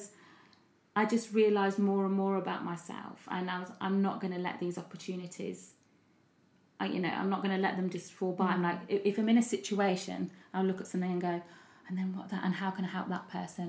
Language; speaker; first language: English; native; English